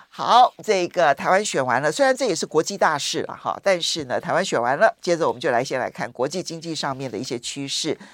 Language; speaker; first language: Chinese; native; Chinese